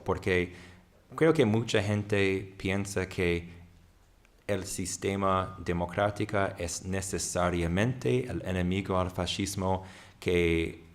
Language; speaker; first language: Spanish; non-native, fluent; English